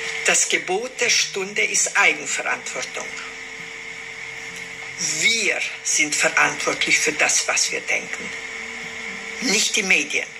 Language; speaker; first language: German; non-native, fluent; Romanian